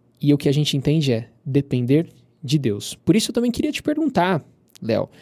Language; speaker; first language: Portuguese; native; Portuguese